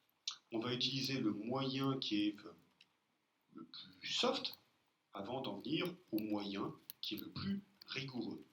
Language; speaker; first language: French; native; French